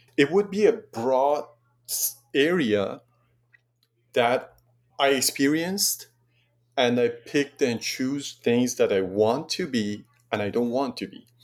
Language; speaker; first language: English; non-native, fluent; Persian